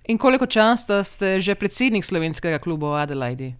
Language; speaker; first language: Slovenian; native; Slovenian